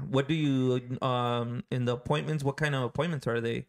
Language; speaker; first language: English; early bilingual, other home language; Spanish